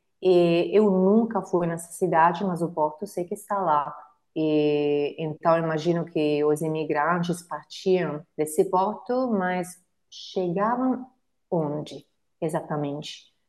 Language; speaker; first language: Portuguese; non-native, fluent; Italian